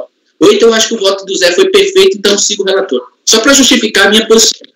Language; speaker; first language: Portuguese; native; Portuguese